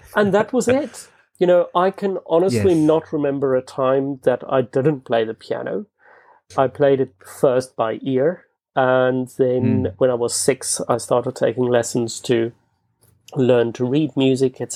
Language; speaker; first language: English; non-native, local second language; Afrikaans